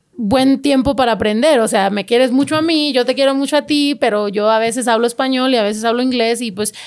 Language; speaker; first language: Spanish; early bilingual, heritage; Spanish